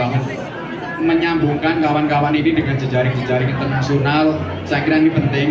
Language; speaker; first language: Indonesian; native; Indonesian